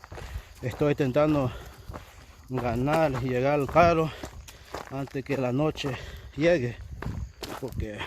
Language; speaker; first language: Spanish; early bilingual, heritage; Spanish